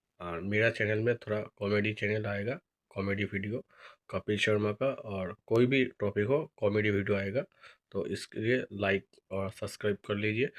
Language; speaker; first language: Hindi; non-native, local second language; Bangla